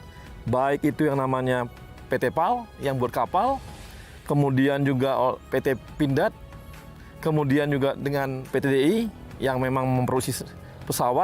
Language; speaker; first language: Indonesian; native; Indonesian